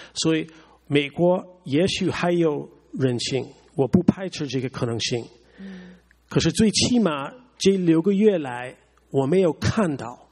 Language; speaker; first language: Chinese; non-native, fluent; English